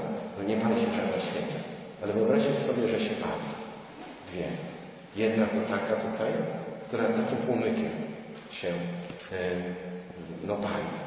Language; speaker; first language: Polish; native; Polish